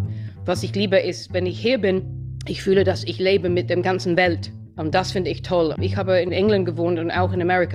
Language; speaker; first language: German; non-native, fluent; English